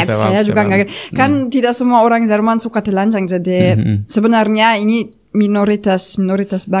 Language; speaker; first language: Indonesian; non-native, fluent; German